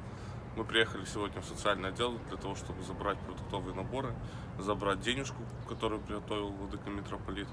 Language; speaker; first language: Russian; native; Russian